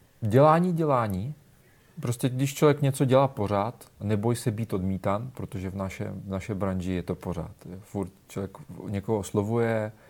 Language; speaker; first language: Czech; non-native, fluent; Russian